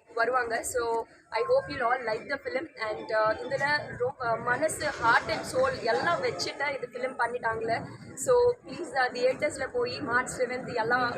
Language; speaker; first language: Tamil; non-native, learner; Telugu